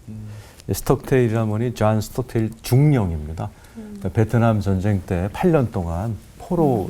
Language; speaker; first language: Korean; native; Korean